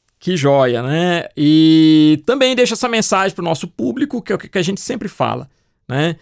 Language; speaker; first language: Portuguese; native; Portuguese